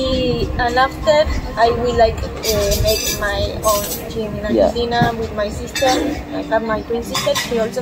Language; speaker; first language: English; non-native, learner; Spanish